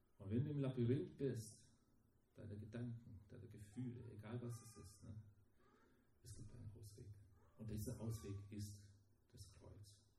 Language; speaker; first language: German; early bilingual, heritage; German